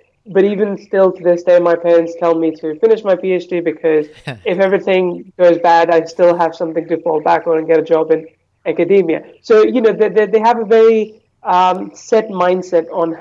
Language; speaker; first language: English; non-native, local second language; Hindi